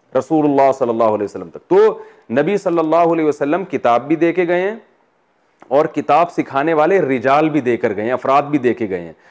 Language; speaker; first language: Urdu; native; Urdu